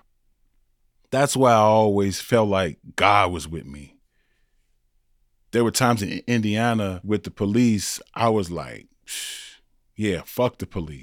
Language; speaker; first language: English; native; English